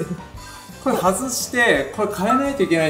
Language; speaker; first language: Japanese; native; Japanese